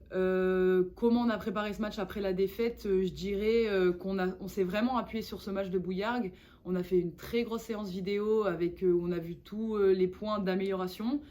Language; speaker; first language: French; native; French